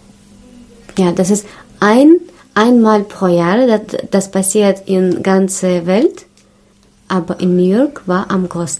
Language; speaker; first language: German; non-native, learner; Russian